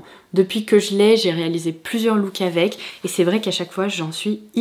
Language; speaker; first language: French; native; French